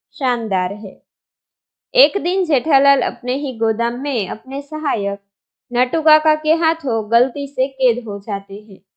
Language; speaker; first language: Hindi; non-native, local second language; Gujarati